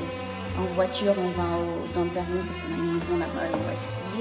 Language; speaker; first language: French; early bilingual, heritage; French